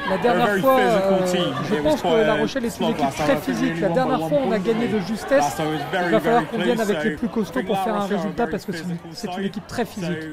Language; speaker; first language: French; native; French